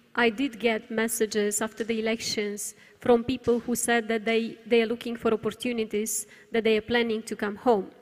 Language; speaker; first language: English; non-native, fluent; Romanian